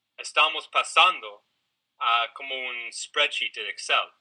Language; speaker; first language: Spanish; non-native, fluent; English